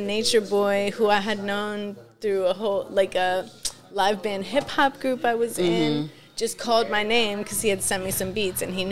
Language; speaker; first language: English; early bilingual, other home language; Spanish